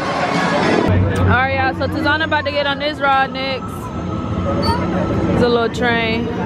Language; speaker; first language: English; native; English